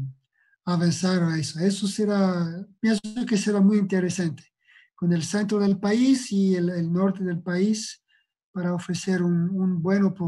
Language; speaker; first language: Spanish; non-native, fluent; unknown